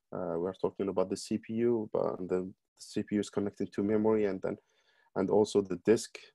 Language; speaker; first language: English; non-native, fluent; Arabic